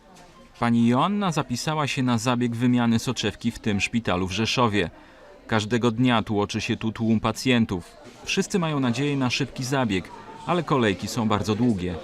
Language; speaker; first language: Polish; native; Polish